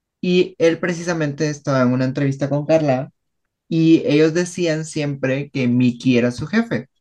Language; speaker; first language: Spanish; native; Spanish